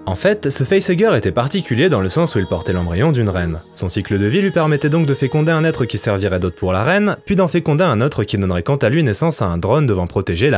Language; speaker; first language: French; native; French